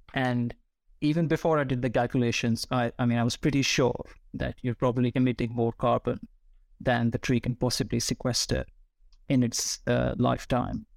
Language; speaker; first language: English; non-native, local second language; Hindi